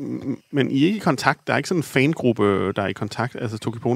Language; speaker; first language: Danish; native; Danish